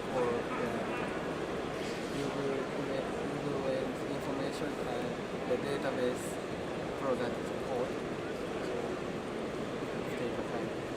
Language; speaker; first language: English; non-native, learner; Japanese